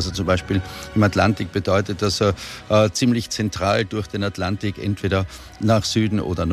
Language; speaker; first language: German; native; German